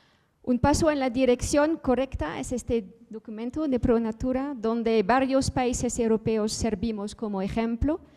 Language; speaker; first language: Spanish; non-native, fluent; Dutch